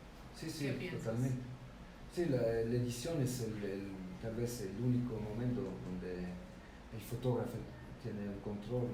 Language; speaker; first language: Spanish; non-native, fluent; French